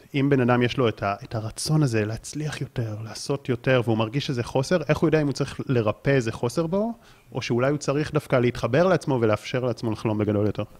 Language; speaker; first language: Hebrew; native; Hebrew